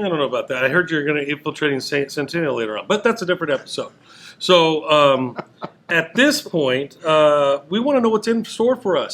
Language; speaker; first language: English; native; English